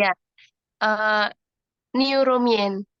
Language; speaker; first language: English; non-native, learner; Indonesian